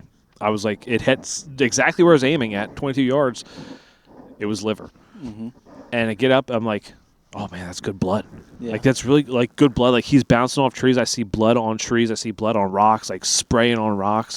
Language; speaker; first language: English; native; English